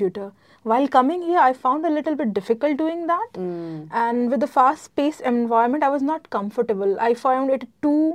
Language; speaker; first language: English; non-native, local second language; Gujarati